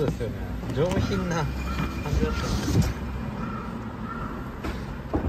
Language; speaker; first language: Japanese; native; Japanese